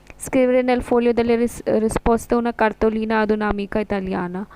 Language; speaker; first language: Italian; non-native, fluent; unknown